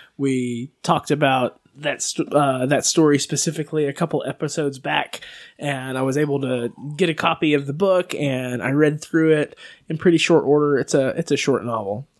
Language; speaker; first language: English; native; English